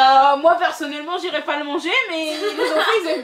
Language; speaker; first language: French; native; French